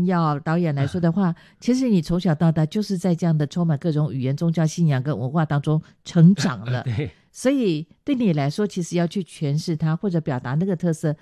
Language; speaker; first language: Chinese; non-native, local second language; Min Nan Chinese